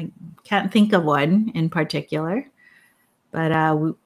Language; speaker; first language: English; non-native, local second language; Filipino